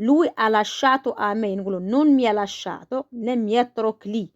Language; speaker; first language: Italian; non-native, fluent; Arabic